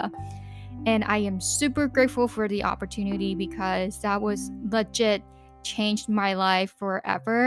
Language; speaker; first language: English; non-native, local second language; Cantonese